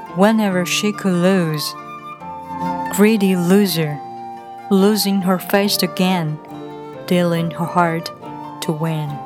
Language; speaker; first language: English; non-native, fluent; Chinese